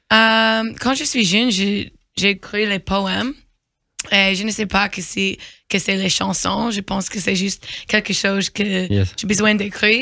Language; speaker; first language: French; non-native, learner; English